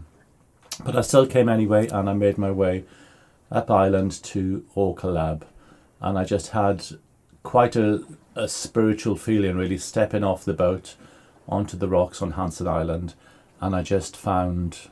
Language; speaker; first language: English; native; English